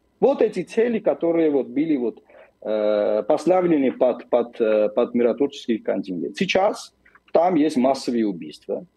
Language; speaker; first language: Russian; non-native, local second language; Armenian